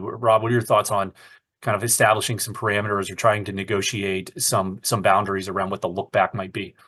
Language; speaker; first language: English; native; English